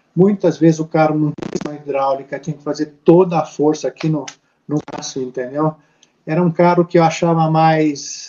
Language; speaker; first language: Portuguese; native; Portuguese